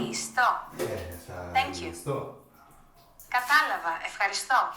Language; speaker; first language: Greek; non-native, learner; English